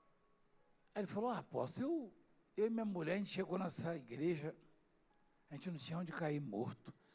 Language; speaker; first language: Portuguese; native; Portuguese